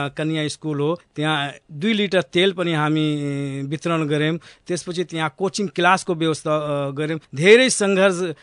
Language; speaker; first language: Nepali; non-native, local second language; Awadhi